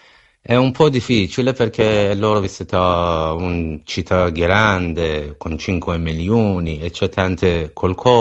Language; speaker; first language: Italian; non-native, learner; Persian